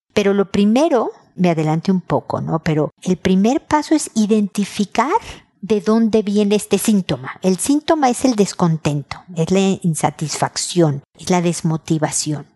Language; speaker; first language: Spanish; native; Spanish